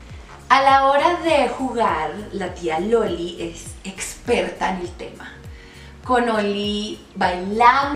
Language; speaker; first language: Spanish; native; Spanish